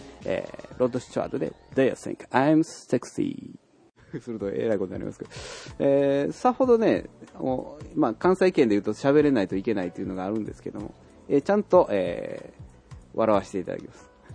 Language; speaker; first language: Japanese; native; Japanese